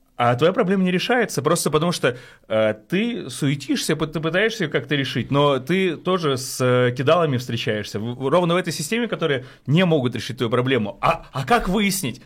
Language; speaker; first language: Russian; native; Russian